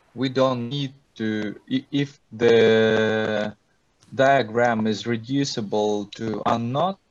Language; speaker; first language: English; non-native, fluent; Russian